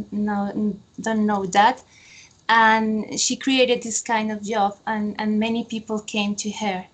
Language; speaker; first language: English; non-native, fluent; Spanish